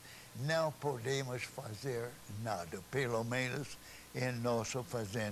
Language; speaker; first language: Portuguese; non-native, fluent; English